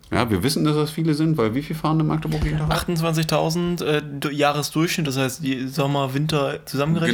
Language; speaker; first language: German; native; German